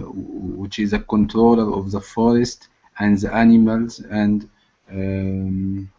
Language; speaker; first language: English; non-native, learner; Arabic